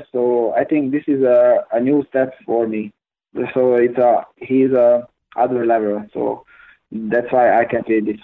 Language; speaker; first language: English; non-native, learner; Hungarian